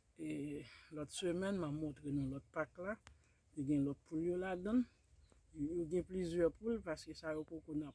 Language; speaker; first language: French; non-native, learner; Haitian Creole